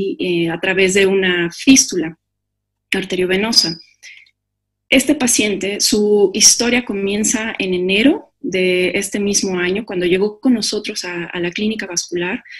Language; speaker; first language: Spanish; native; Spanish